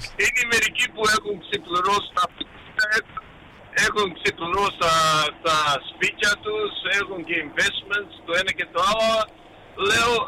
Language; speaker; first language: Greek; early bilingual, heritage; Greek